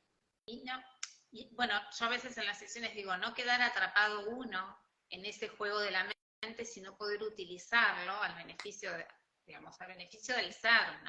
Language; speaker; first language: Spanish; native; Spanish